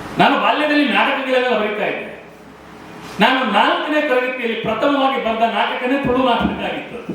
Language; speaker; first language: Kannada; non-native, local second language; Tulu